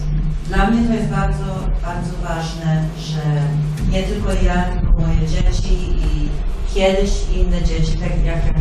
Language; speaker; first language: Polish; early bilingual, heritage; English